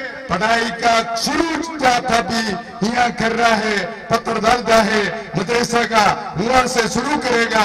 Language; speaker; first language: Hindi; non-native, local second language; Malayalam